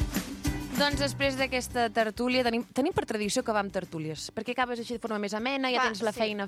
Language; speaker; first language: Catalan; native; Catalan